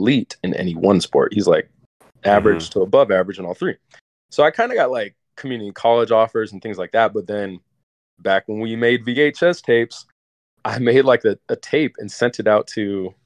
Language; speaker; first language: English; native; English